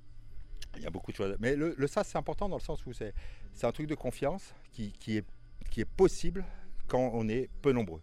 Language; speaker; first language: French; native; French